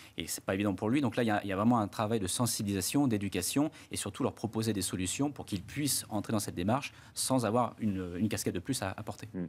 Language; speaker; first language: French; native; French